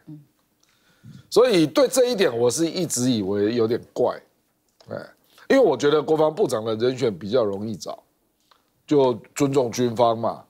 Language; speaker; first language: Chinese; native; Chinese